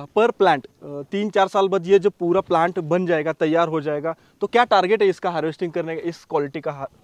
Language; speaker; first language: Hindi; non-native, local second language; Marathi